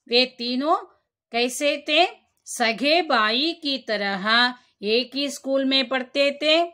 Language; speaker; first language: Hindi; non-native, local second language; Kannada